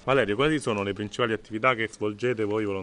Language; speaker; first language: Italian; native; Italian